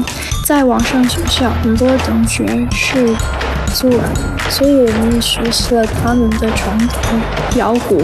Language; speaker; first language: Chinese; non-native, learner; English